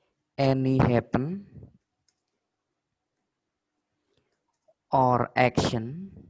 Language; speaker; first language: English; non-native, fluent; Indonesian